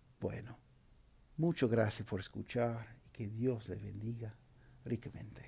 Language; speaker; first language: Spanish; non-native, fluent; English